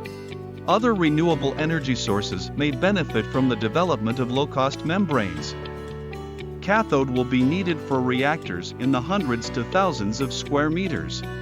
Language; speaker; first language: English; non-native, fluent; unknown